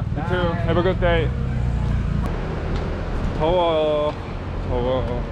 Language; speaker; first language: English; non-native, learner; Korean